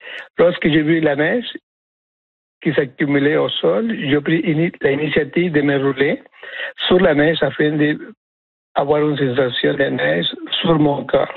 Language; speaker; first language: French; non-native, fluent; Spanish